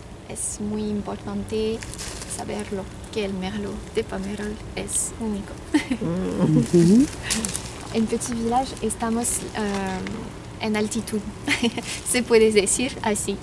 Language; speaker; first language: Spanish; non-native, fluent; French